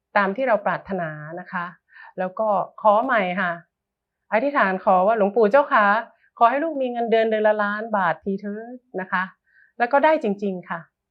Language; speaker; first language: Thai; native; Thai